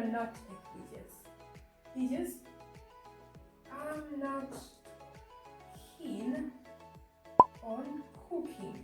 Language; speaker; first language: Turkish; non-native, fluent; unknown